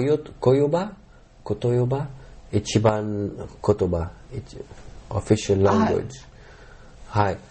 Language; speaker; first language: Japanese; non-native, learner; Arabic